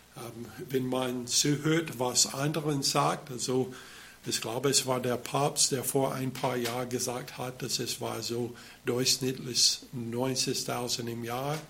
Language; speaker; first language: German; non-native, fluent; English